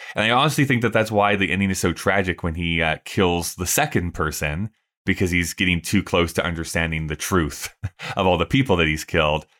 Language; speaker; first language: English; native; English